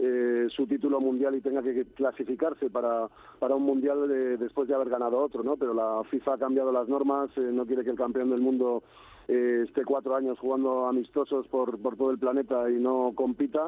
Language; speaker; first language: Spanish; native; Spanish